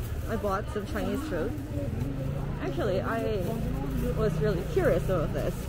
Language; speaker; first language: English; non-native, fluent; Korean